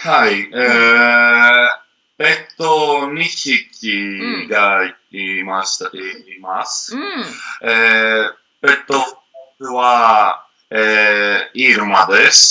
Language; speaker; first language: Japanese; non-native, learner; Greek